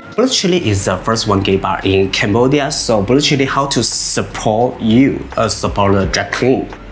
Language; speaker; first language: English; non-native, learner; Chinese